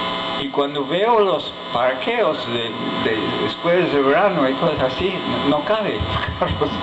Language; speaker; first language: Spanish; non-native, fluent; English